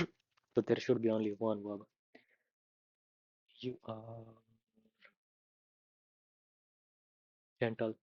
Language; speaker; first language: English; non-native, fluent; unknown